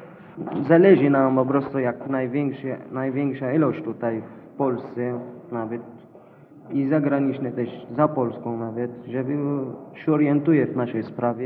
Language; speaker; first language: Polish; non-native, learner; Arabic